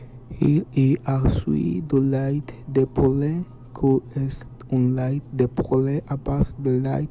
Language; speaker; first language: French; non-native, learner; Spanish